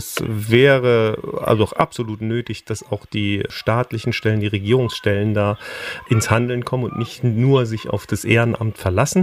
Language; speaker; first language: German; native; German